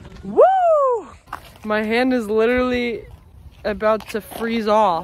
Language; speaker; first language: English; native; English